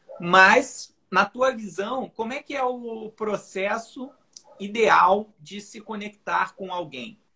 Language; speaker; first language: Portuguese; native; Portuguese